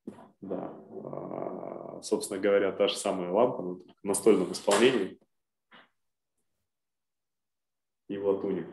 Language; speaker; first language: Russian; native; Russian